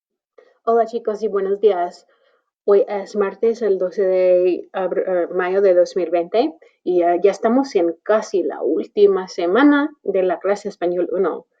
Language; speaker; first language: Spanish; non-native, fluent; English